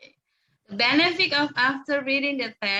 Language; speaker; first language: English; non-native, local second language; Indonesian